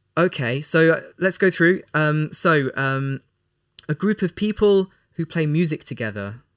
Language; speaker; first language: English; native; English